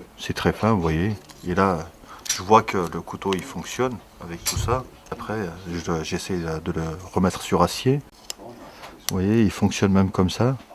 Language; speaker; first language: French; early bilingual, other home language; Turkish